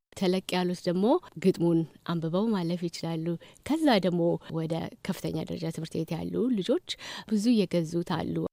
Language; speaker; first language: Amharic; native; Amharic